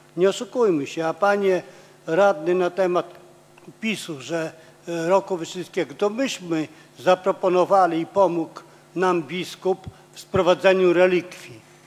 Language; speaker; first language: Polish; native; Polish